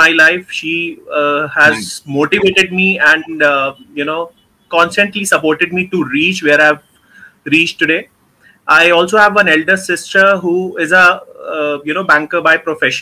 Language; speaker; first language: English; non-native, local second language; Hindi